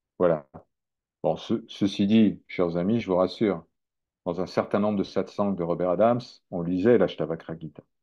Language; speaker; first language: French; native; French